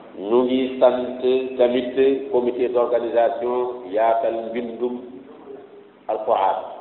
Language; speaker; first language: Wolof; non-native, local second language; Fula